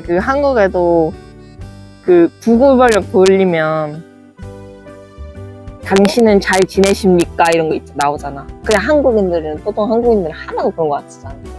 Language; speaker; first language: Korean; non-native, fluent; English